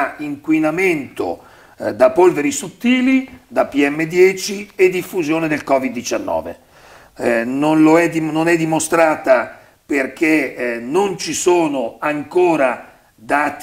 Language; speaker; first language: Italian; native; Italian